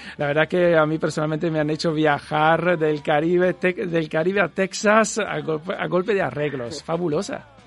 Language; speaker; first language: Spanish; non-native, fluent; Italian